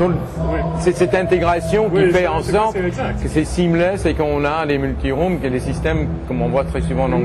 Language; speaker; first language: French; native; French